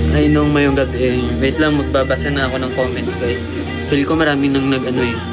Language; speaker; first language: Filipino; non-native, local second language; Hiligaynon